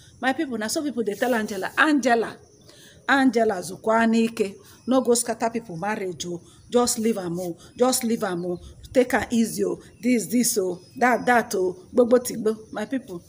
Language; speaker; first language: Nigerian Pidgin; native; Nigerian Pidgin